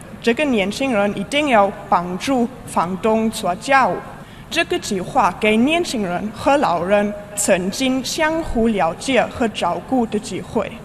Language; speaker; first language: Chinese; non-native, fluent; German